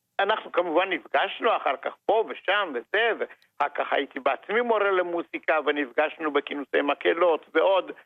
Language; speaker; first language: Hebrew; non-native, fluent; Romanian